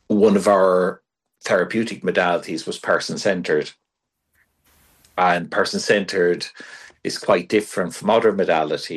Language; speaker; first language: English; native; English